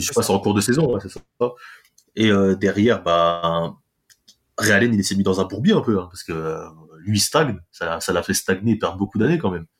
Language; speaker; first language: French; native; French